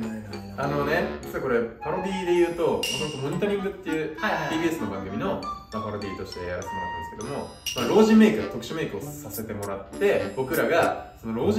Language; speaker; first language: Japanese; native; Japanese